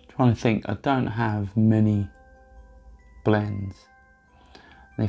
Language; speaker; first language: English; native; English